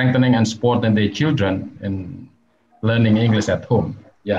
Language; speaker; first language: English; non-native, fluent; Javanese